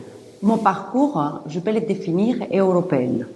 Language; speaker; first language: French; non-native, fluent; Greek